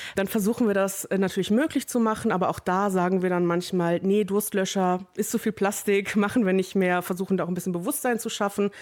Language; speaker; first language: German; native; German